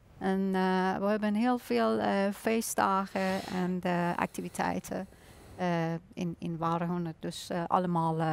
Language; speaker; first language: Dutch; non-native, learner; Persian